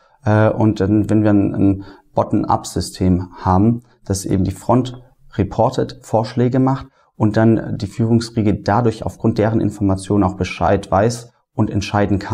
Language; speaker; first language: German; native; German